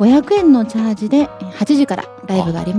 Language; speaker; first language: Japanese; native; Japanese